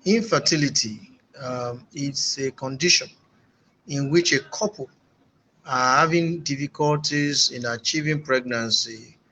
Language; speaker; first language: English; non-native, local second language; Yoruba